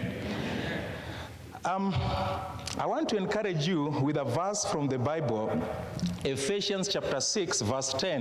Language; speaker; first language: English; non-native, local second language; Luo (Kenya and Tanzania)